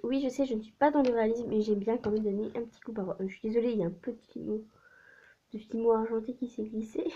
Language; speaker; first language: French; native; French